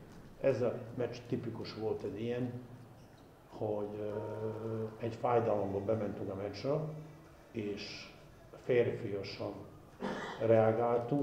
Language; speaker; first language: Hungarian; non-native, fluent; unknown